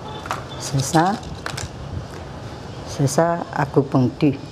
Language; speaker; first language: French; non-native, learner; Chinese